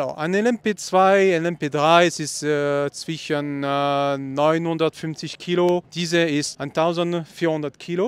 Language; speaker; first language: German; non-native, learner; Italian